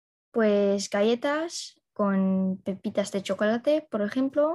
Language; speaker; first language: Spanish; non-native, learner; Dutch